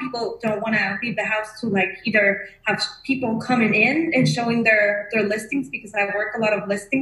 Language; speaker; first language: English; non-native, fluent; Spanish